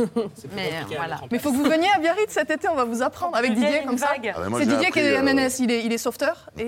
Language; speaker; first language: French; native; French